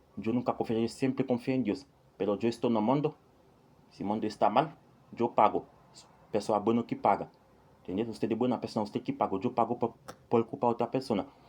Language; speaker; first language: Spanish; non-native, learner; Haitian Creole